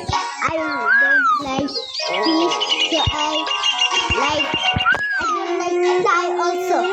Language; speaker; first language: English; non-native, learner; Bangla